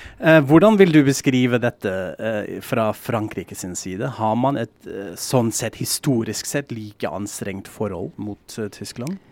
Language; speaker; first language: Norwegian; non-native, fluent; German